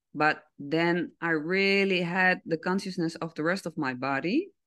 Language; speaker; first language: English; non-native, fluent; Dutch